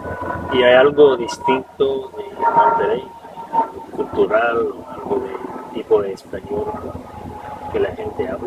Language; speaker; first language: Spanish; non-native, fluent; English